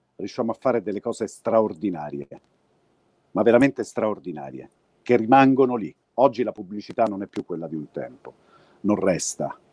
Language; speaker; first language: Italian; native; Italian